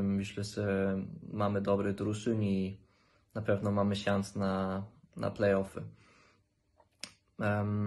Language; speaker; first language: Polish; non-native, learner; Danish